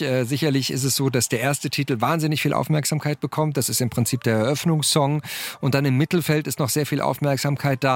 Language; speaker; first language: German; native; German